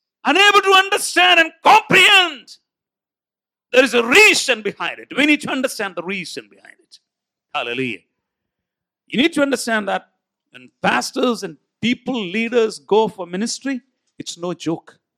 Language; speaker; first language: English; non-native, local second language; Malayalam